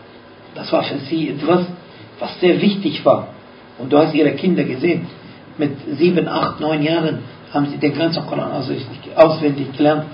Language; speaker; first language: German; non-native, fluent; Arabic